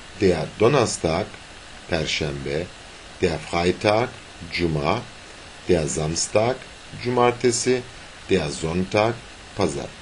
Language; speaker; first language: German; non-native, fluent; Turkish